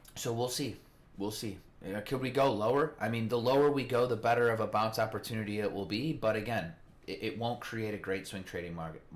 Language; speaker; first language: English; native; English